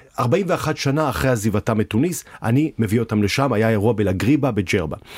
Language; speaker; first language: Hebrew; native; Hebrew